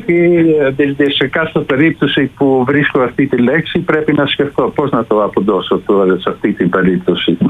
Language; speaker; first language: Greek; non-native, fluent; Dutch